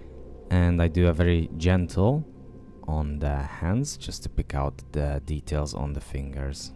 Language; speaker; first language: English; non-native, fluent; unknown